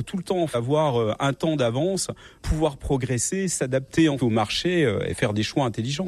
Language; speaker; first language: French; native; French